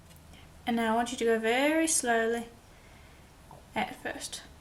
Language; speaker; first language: English; native; English